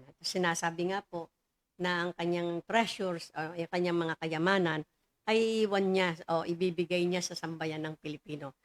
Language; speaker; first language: Filipino; native; Filipino